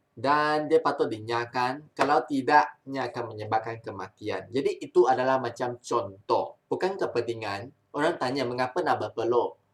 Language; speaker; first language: Malay; non-native, local second language; Chinese